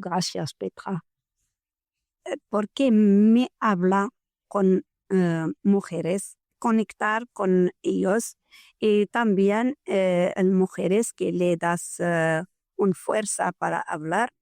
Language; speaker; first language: Spanish; non-native, learner; French